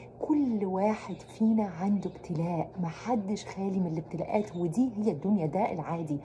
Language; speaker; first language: Arabic; native; Arabic